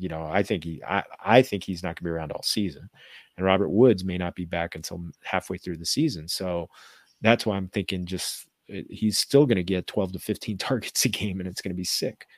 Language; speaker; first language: English; native; English